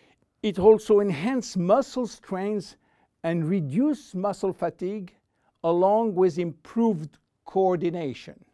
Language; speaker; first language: English; non-native, fluent; French